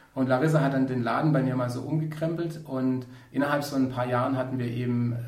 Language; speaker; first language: German; native; German